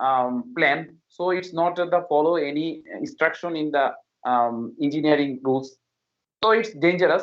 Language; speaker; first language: English; non-native, learner; Bangla